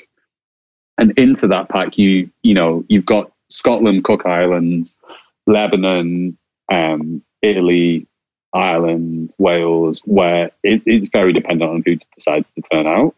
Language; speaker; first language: English; native; English